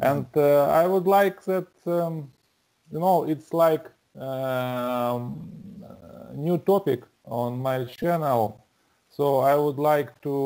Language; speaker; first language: English; non-native, learner; Russian